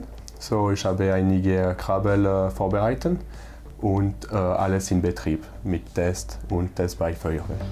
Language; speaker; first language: German; non-native, local second language; French